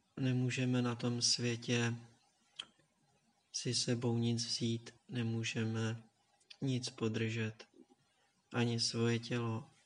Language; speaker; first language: Czech; native; Czech